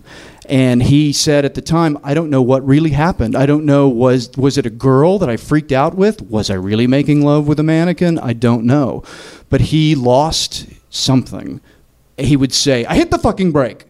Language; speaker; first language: English; native; English